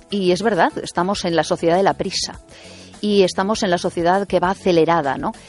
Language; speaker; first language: Spanish; native; Spanish